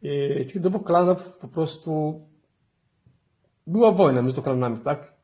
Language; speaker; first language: Polish; non-native, fluent; Somali